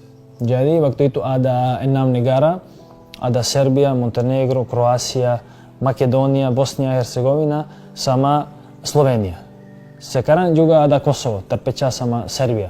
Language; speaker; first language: Indonesian; non-native, fluent; Serbian